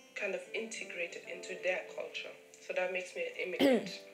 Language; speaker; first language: English; early bilingual, other home language; German